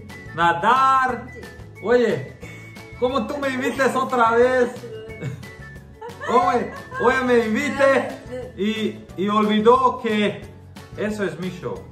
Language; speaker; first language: Spanish; non-native, learner; Croatian